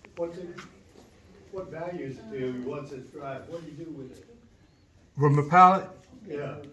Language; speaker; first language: English; native; English